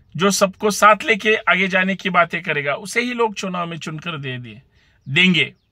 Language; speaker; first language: Hindi; non-native, local second language; Marathi